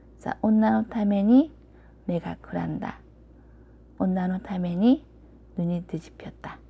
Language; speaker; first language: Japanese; non-native, learner; Korean